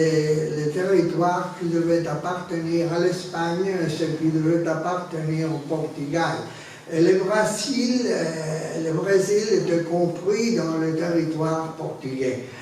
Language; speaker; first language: French; non-native, fluent; Spanish